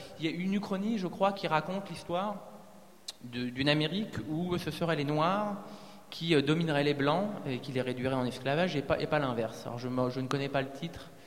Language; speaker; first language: French; native; French